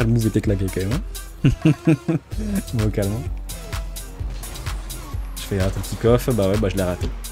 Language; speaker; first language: French; native; French